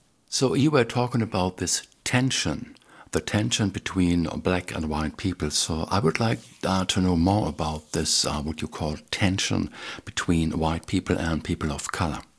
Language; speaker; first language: English; non-native, fluent; German